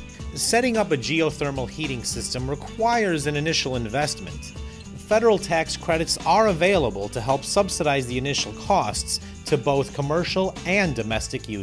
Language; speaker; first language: English; native; English